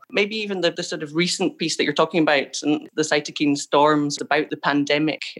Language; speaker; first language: English; native; English